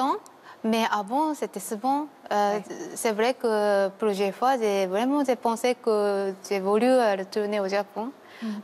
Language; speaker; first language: French; non-native, learner; Japanese